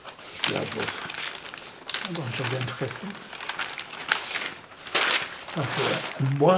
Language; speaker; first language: French; non-native, fluent; English